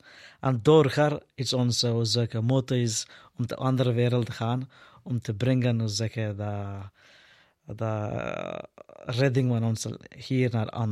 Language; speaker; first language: Dutch; non-native, learner; Telugu